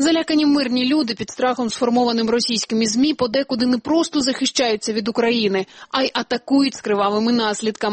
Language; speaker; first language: Ukrainian; native; Ukrainian